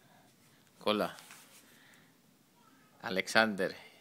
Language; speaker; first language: Swedish; non-native, learner; Estonian